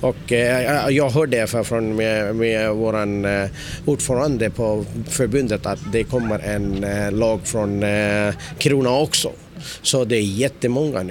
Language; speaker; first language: Swedish; non-native, learner; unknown